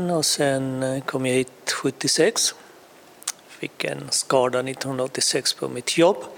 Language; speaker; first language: Swedish; non-native, fluent; Urdu